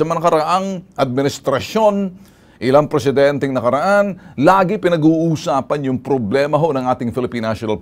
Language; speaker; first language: Filipino; native; Filipino